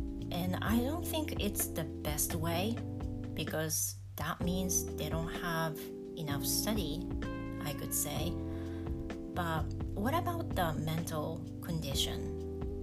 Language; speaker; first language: English; non-native, fluent; Japanese